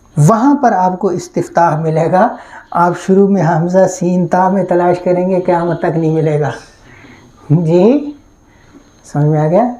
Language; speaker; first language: Urdu; native; Urdu